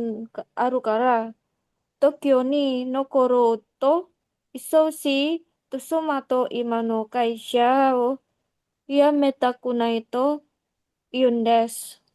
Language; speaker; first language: Japanese; non-native, learner; Indonesian